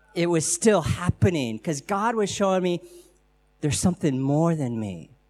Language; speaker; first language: English; native; English